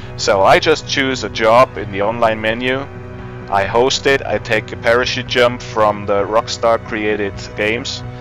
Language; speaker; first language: English; non-native, fluent; German